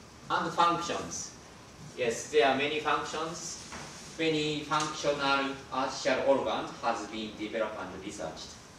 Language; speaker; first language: English; non-native, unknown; Japanese